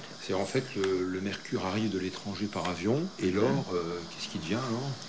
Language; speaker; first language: French; native; French